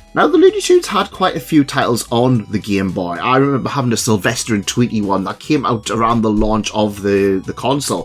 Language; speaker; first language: English; native; English